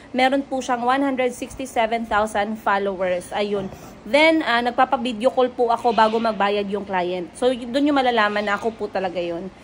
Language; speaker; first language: Filipino; native; Filipino